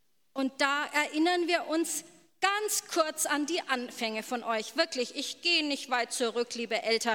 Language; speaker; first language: German; native; German